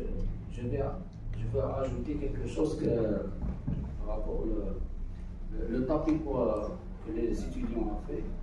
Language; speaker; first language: French; non-native, local second language; Arabic